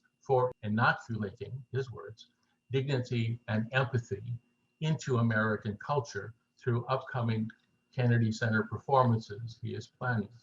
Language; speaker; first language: English; native; English